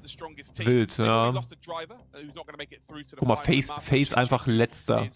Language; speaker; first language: German; native; German